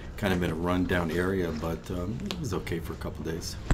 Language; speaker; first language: English; native; English